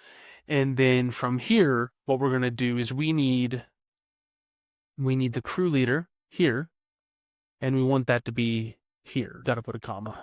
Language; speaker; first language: English; native; English